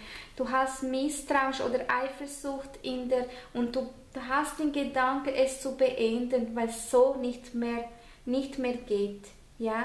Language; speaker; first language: German; non-native, fluent; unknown